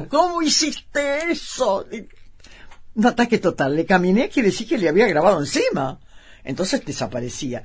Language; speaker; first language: Spanish; native; Spanish